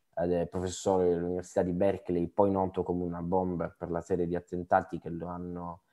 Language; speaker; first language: Italian; native; Italian